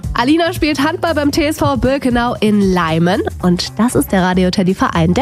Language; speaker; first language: German; native; German